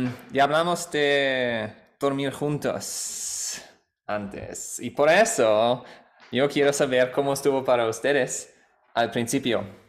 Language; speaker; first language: Spanish; non-native, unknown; German